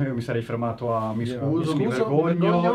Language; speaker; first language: Italian; native; Italian